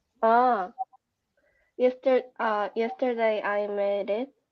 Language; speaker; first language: English; non-native, learner; Korean